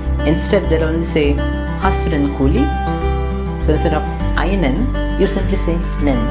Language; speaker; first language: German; non-native, fluent; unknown